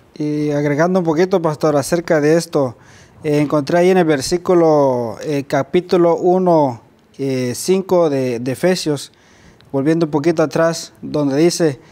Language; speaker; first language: Spanish; native; Spanish